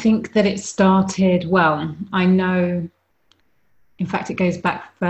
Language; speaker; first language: English; native; English